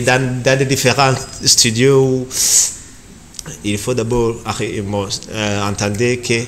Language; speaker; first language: French; non-native, learner; Rundi